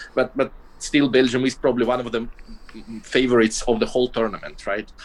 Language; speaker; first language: English; non-native, fluent; Russian